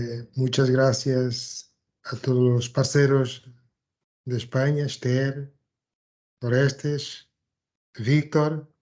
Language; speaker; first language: Spanish; non-native, fluent; Portuguese